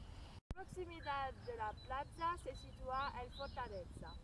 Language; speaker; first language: Spanish; non-native, learner; French